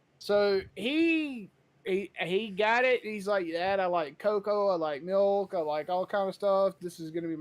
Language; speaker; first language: English; native; English